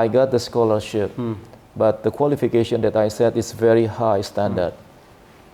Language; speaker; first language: English; non-native, learner; Indonesian